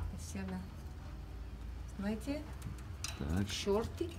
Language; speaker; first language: Russian; non-native, learner; French